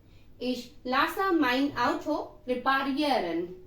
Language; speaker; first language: German; non-native, fluent; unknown